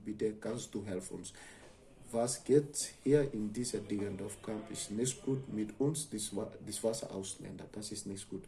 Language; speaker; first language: German; non-native, learner; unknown